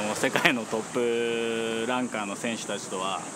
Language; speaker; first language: Japanese; native; Japanese